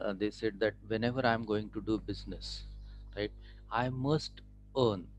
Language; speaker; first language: English; non-native, local second language; Marathi